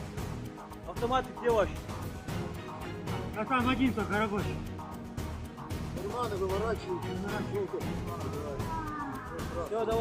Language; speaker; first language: Russian; native; Russian